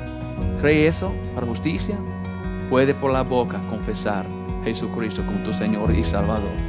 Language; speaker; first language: Spanish; non-native, fluent; English